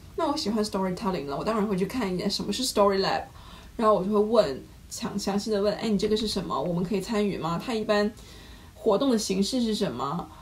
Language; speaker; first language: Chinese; native; Chinese